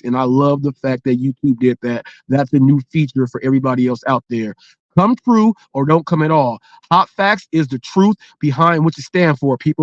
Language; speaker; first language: English; native; English